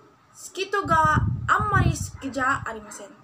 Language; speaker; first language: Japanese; non-native, learner; Filipino